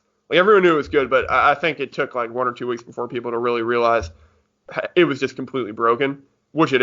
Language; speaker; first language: English; native; English